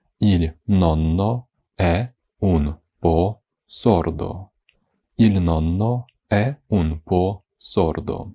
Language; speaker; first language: Italian; non-native, fluent; Ukrainian